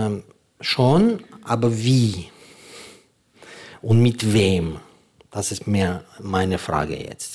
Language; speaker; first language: German; non-native, fluent; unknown